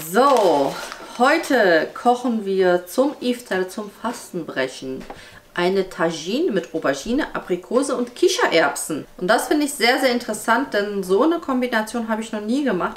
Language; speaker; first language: German; native; German